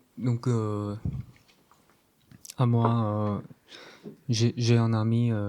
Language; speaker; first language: French; non-native, learner; Korean